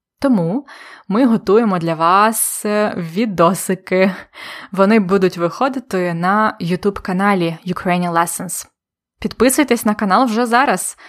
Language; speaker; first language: Ukrainian; native; Ukrainian